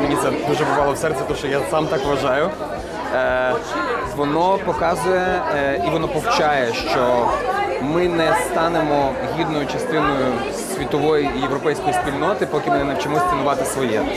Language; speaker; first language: Ukrainian; native; Ukrainian